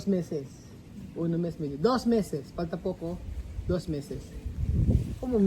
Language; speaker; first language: Spanish; non-native, learner; Filipino